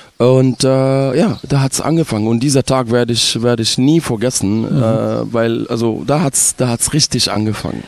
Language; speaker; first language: German; non-native, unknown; Arabic